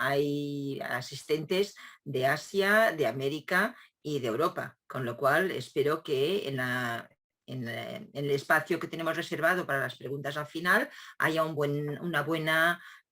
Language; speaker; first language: Spanish; non-native, local second language; Catalan